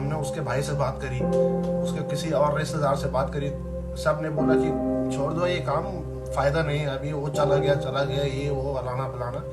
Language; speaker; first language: Hindi; native; Hindi